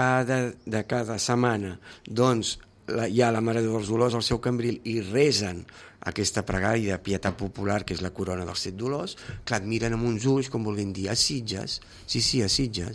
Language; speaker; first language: Catalan; native; Catalan